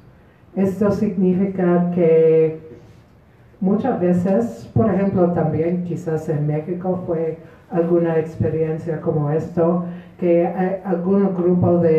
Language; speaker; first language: Spanish; non-native, fluent; Polish